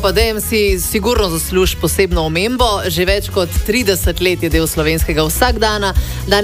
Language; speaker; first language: Slovenian; native; Slovenian